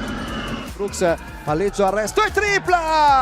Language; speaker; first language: Italian; native; Italian